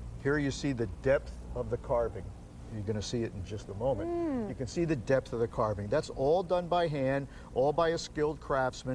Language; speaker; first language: English; native; English